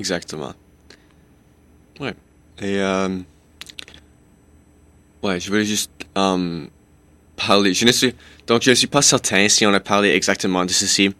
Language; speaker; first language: French; non-native, local second language; English